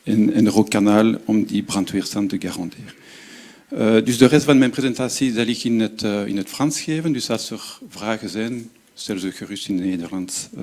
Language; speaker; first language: Dutch; non-native, local second language; French